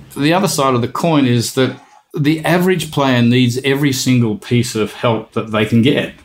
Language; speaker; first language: English; native; English